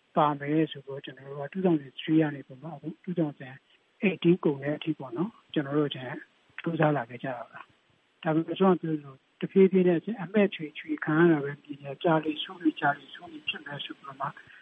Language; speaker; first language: Burmese; non-native, local second language; Kachin